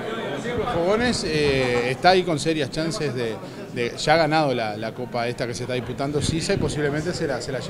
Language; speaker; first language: Spanish; native; Spanish